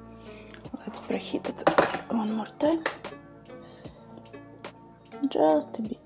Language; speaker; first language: English; non-native, learner; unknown